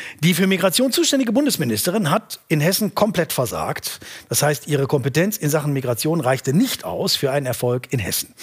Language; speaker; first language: German; native; German